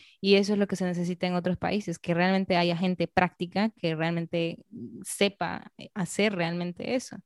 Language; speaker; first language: Spanish; native; Spanish